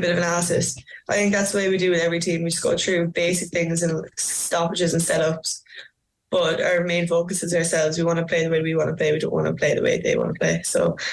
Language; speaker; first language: English; native; English